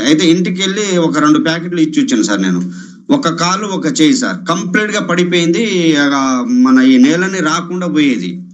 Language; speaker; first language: Telugu; non-native, local second language; Lambadi